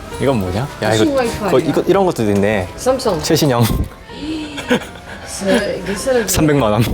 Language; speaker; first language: Korean; native; Korean